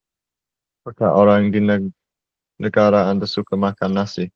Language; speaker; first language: Indonesian; non-native, learner; English